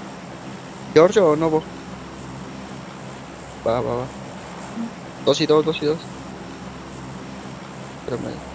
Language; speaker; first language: Spanish; native; Spanish